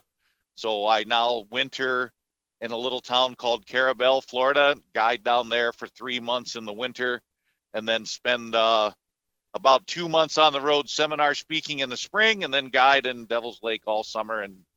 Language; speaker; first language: English; native; English